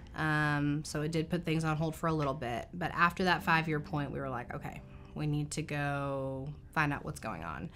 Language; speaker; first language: English; native; English